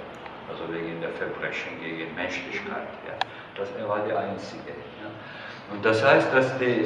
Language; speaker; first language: German; non-native, fluent; Turkish